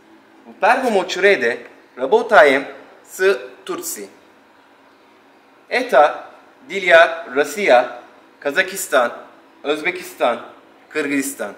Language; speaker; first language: Russian; non-native, learner; Turkish